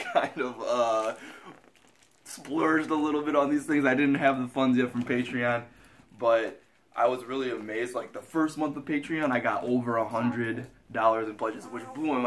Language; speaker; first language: English; native; English